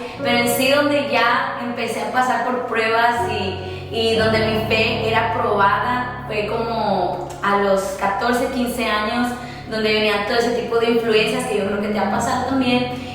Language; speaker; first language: Spanish; early bilingual, other home language; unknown